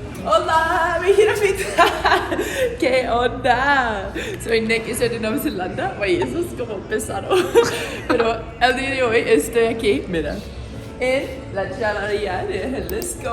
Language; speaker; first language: Spanish; non-native, learner; English